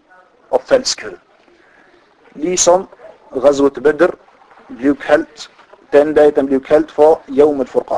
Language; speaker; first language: Danish; non-native, fluent; Arabic